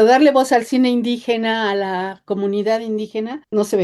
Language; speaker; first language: Spanish; native; Spanish